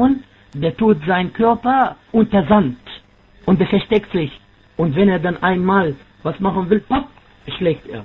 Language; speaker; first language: German; non-native, fluent; Arabic